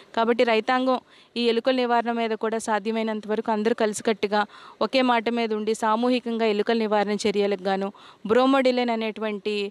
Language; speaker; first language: Telugu; native; Telugu